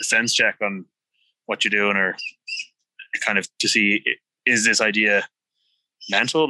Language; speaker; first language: English; native; English